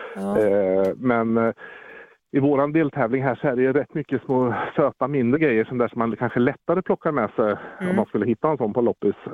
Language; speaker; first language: Swedish; native; Swedish